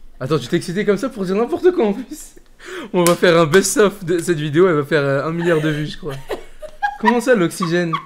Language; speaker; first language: French; early bilingual, other home language; Arabic